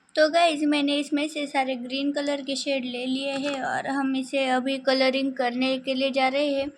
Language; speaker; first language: Hindi; non-native, local second language; Marathi